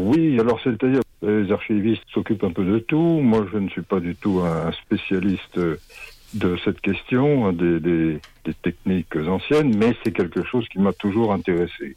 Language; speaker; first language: French; native; French